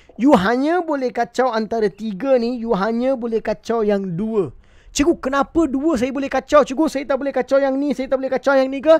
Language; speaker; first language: Malay; non-native, local second language; Tamil